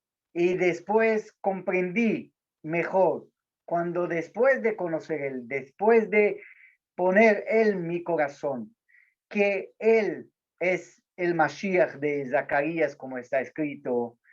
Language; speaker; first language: Spanish; non-native, fluent; Portuguese